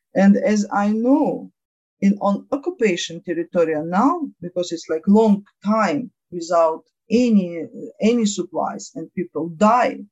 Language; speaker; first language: English; non-native, learner; Ukrainian